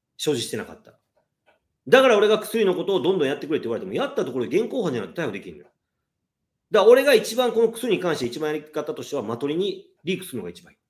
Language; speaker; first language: Japanese; native; Japanese